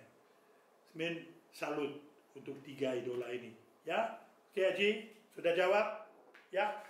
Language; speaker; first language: Indonesian; non-native, fluent; French